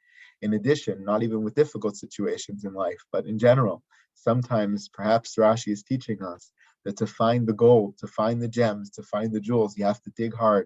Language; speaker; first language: English; native; English